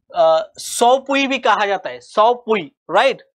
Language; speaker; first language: Hindi; non-native, local second language; Marathi